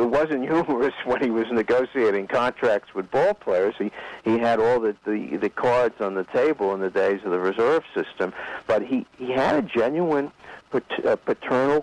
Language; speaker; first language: English; native; English